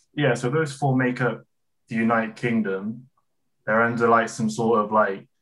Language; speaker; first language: English; native; English